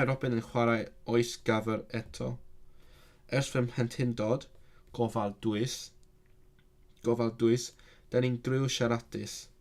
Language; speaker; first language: Welsh; non-native, learner; Cantonese